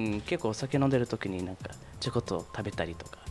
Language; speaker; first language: Japanese; non-native, fluent; Portuguese